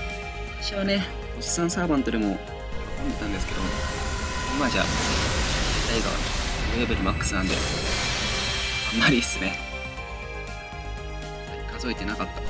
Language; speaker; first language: Japanese; native; Japanese